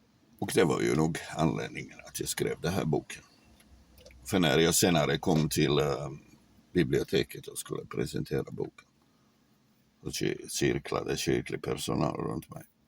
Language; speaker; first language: Swedish; non-native, fluent; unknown